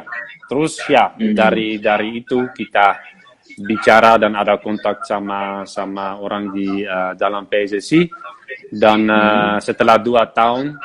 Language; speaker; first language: Indonesian; non-native, fluent; Dutch